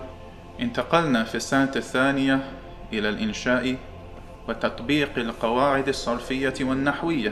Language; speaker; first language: Arabic; non-native, fluent; English